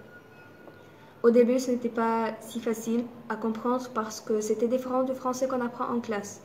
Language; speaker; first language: French; non-native, fluent; Arabic